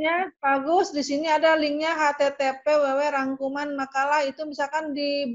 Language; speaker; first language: Indonesian; native; Indonesian